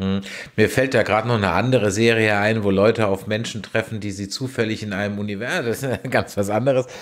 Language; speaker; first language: German; native; German